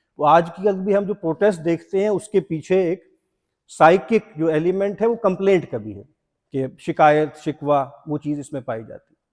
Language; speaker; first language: Urdu; non-native, local second language; Punjabi